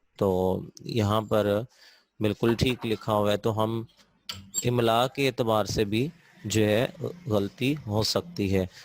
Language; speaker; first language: Urdu; non-native, local second language; Punjabi